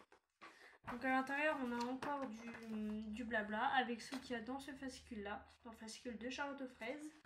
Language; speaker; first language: French; native; French